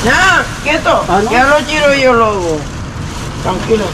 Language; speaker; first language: Spanish; native; Spanish